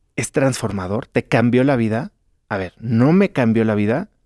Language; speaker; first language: Spanish; native; Spanish